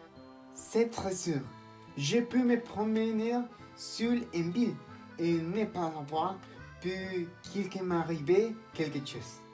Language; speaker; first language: French; non-native, learner; Spanish